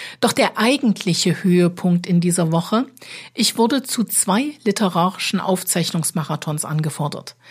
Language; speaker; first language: German; native; German